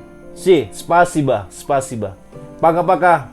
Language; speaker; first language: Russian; non-native, learner; Indonesian